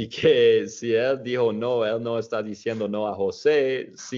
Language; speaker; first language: Spanish; non-native, fluent; English